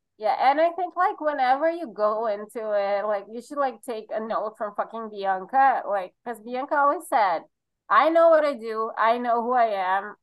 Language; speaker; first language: English; non-native, fluent; Portuguese